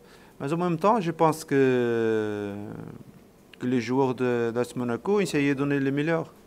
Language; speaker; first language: French; non-native, fluent; Portuguese